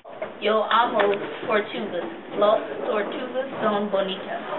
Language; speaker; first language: Spanish; non-native, learner; English